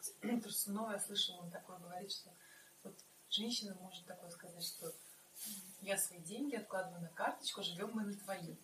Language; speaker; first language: Russian; native; Russian